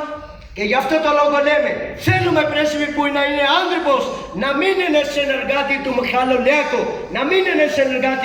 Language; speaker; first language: Greek; non-native, fluent; Urdu